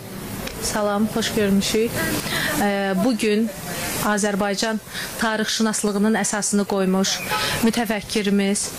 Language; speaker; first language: Azerbaijani; native; Azerbaijani